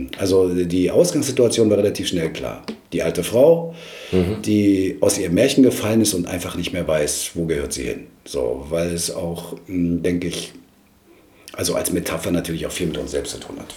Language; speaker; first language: German; native; German